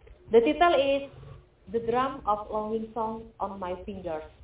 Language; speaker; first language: English; non-native, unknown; Indonesian